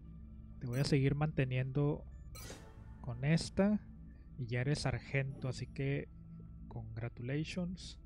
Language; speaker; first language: Spanish; native; Spanish